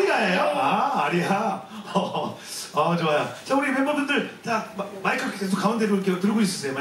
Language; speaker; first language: Korean; native; Korean